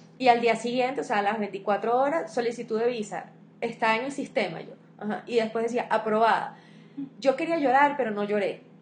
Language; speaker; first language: Spanish; native; Spanish